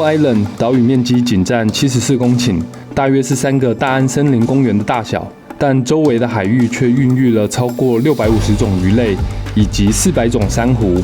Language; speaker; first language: Chinese; native; Chinese